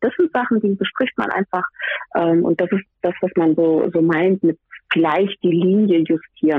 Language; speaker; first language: German; native; German